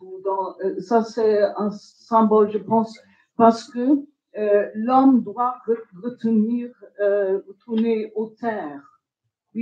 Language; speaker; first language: French; non-native, fluent; English